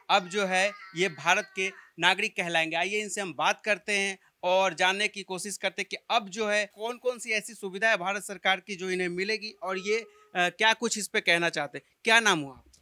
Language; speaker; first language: Hindi; native; Hindi